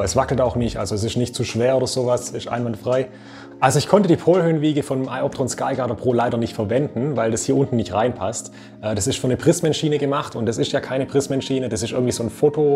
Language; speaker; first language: German; native; German